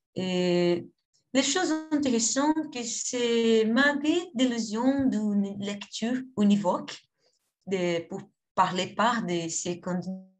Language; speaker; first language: French; non-native, fluent; Portuguese